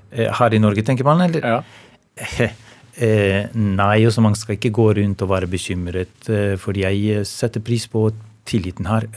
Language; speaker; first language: Norwegian; non-native, fluent; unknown